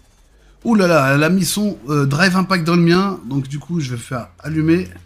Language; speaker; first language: French; native; French